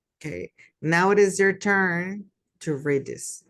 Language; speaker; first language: English; non-native, fluent; Spanish